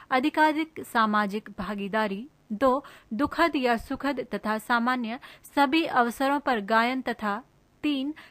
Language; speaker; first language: Hindi; native; Hindi